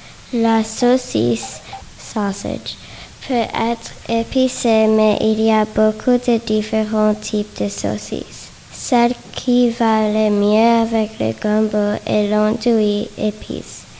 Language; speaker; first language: French; non-native, learner; English